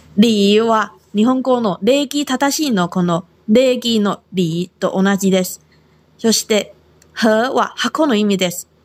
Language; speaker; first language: Japanese; non-native, fluent; Chinese